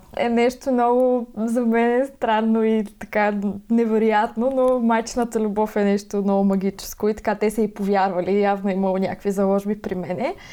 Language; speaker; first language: Bulgarian; native; Bulgarian